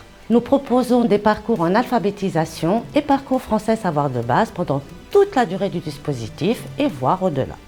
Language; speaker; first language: French; native; French